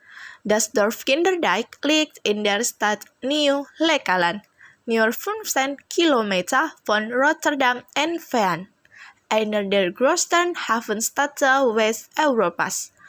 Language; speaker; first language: German; non-native, learner; Indonesian